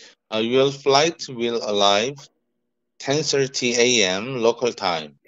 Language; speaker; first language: English; non-native, learner; Korean